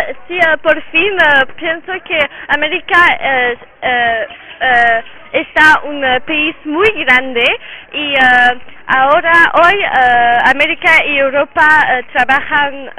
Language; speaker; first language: Spanish; non-native, learner; French